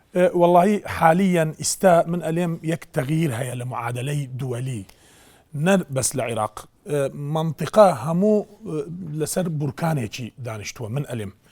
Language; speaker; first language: Central Kurdish; non-native, local second language; Azerbaijani